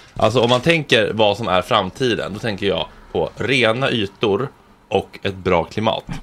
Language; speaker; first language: Swedish; native; Swedish